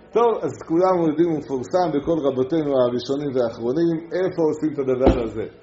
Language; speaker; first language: Hebrew; non-native, fluent; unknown